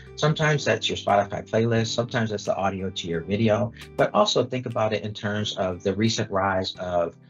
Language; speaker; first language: English; native; English